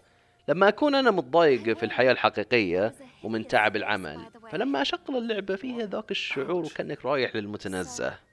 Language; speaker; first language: Arabic; native; Arabic